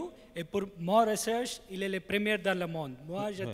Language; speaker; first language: French; non-native, learner; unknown